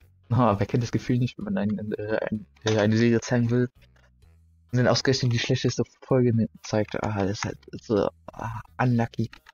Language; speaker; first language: German; native; German